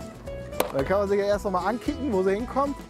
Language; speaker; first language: German; native; German